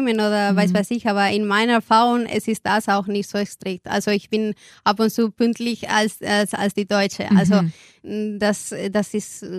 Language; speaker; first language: German; non-native, fluent; Spanish